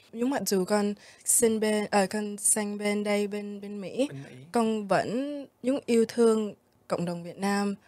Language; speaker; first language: Vietnamese; early bilingual, other home language; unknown